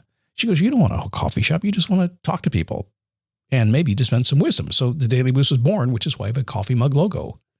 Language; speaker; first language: English; native; English